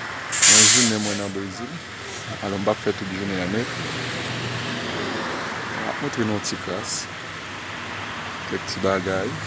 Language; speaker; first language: French; non-native, learner; Haitian Creole